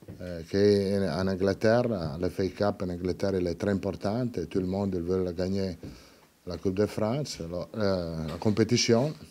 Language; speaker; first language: French; non-native, learner; Italian